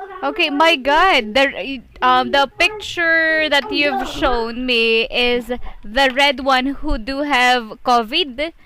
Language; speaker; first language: English; non-native, fluent; Filipino